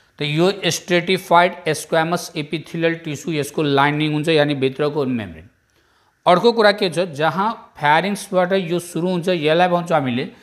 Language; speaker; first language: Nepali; non-native, local second language; Bhojpuri